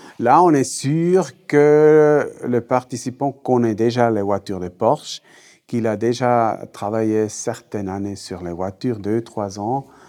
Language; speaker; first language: French; non-native, local second language; Swiss German